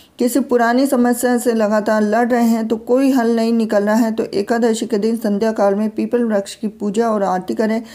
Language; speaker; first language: Hindi; native; Hindi